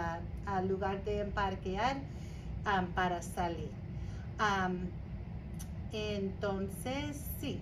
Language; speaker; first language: Spanish; non-native, learner; English